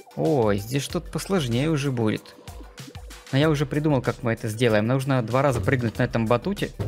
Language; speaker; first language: Russian; native; Russian